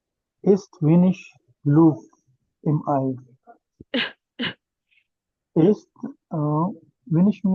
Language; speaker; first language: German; non-native, learner; Urdu